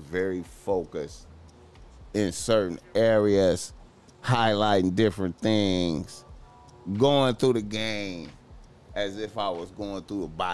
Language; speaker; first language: English; native; English